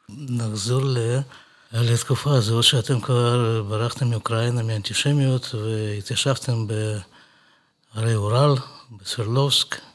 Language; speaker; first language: Hebrew; non-native, fluent; Russian